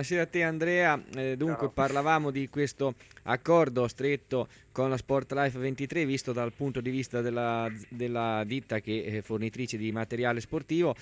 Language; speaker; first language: Italian; native; Italian